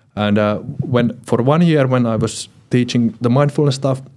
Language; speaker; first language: English; non-native, fluent; Finnish